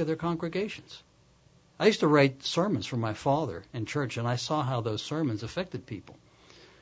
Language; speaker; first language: English; native; English